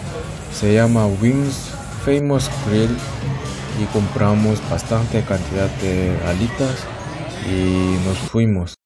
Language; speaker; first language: Spanish; non-native, learner; Korean